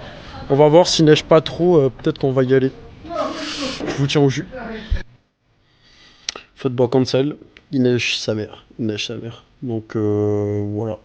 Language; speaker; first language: French; native; French